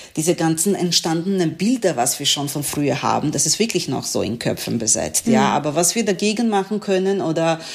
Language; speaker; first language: German; non-native, learner; Serbian